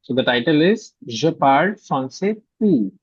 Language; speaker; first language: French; non-native, fluent; Hindi